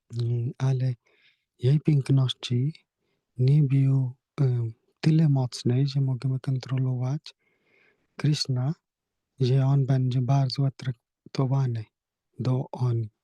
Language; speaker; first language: Polish; non-native, learner; Hindi